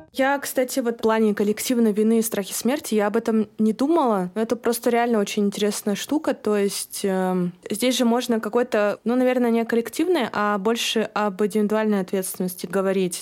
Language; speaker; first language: Russian; native; Russian